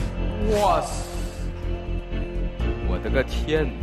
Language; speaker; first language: Chinese; native; Chinese